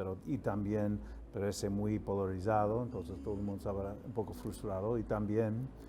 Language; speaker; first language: Spanish; non-native, fluent; English